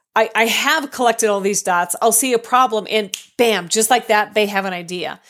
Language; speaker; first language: English; native; English